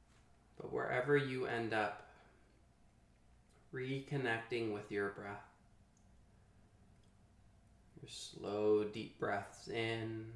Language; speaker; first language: English; native; English